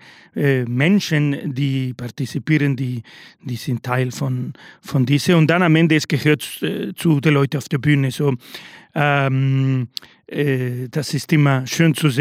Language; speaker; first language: German; non-native, learner; Spanish